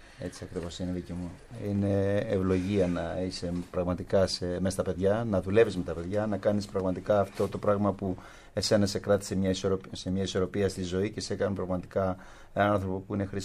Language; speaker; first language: Greek; native; Greek